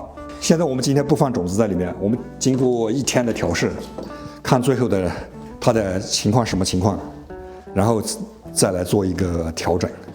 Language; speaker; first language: Chinese; native; Chinese